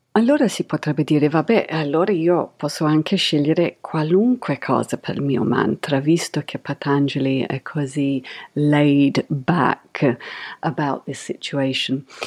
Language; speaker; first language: Italian; non-native, fluent; English